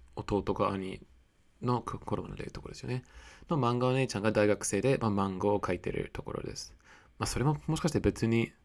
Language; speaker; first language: Japanese; non-native, fluent; English